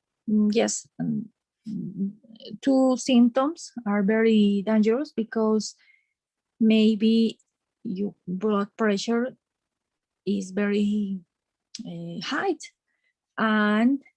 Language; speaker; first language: English; non-native, learner; Spanish